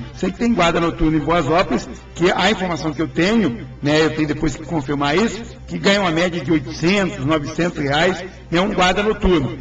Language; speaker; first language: Portuguese; native; Portuguese